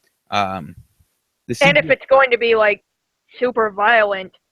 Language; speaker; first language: English; native; English